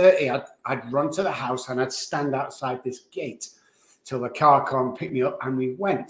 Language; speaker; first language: English; native; English